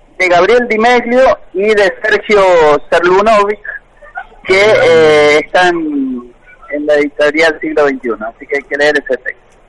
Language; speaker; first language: Spanish; native; Spanish